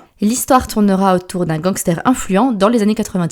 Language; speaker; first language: French; native; French